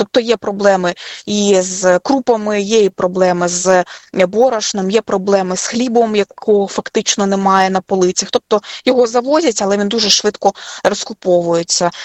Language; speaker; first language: Ukrainian; native; Ukrainian